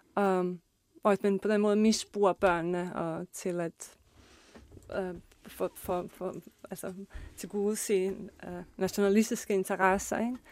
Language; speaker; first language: Danish; non-native, fluent; Bosnian